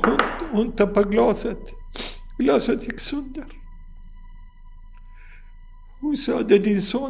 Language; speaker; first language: Swedish; non-native, learner; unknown